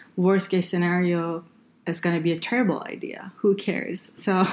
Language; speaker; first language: English; non-native, fluent; Persian